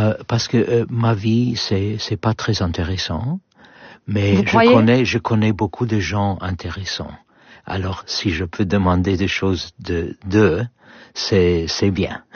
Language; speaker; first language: French; non-native, fluent; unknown